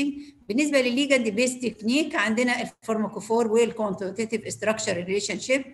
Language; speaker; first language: Arabic; native; Arabic